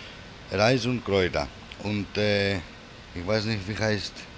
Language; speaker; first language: German; non-native, learner; Greek